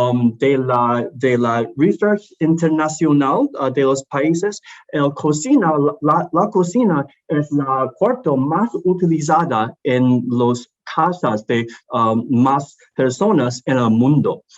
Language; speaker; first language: Spanish; non-native, learner; English